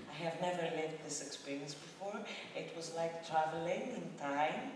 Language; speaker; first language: English; non-native, fluent; Greek